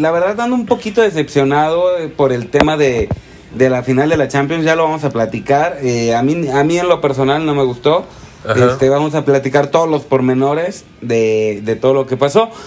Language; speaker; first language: Spanish; native; Spanish